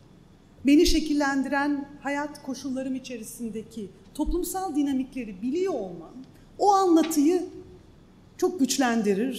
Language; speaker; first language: Turkish; native; Turkish